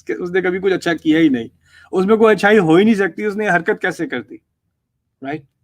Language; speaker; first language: Urdu; early bilingual, heritage; Urdu